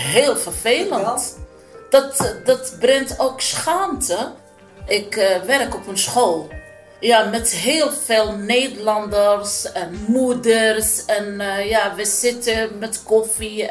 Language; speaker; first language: Dutch; non-native, learner; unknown